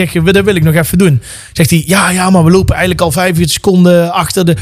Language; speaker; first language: Dutch; native; Dutch